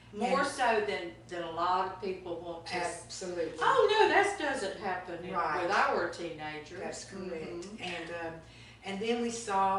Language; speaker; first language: English; native; English